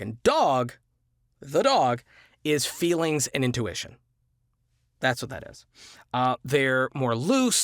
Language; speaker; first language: English; native; English